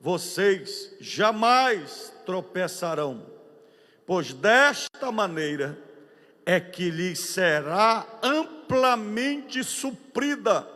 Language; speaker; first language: Portuguese; native; Portuguese